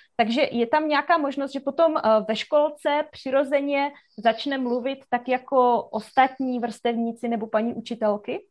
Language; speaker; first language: Czech; native; Czech